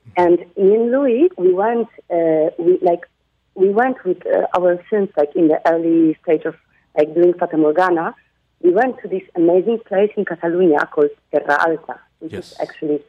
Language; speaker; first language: English; non-native, fluent; Polish